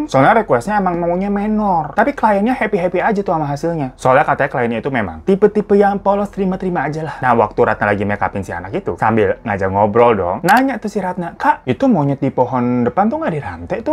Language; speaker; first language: Indonesian; native; Indonesian